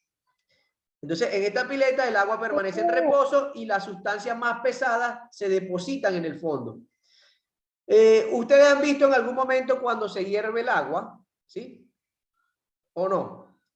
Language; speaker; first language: Spanish; native; Spanish